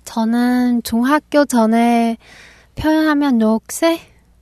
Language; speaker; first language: Korean; non-native, learner; Chinese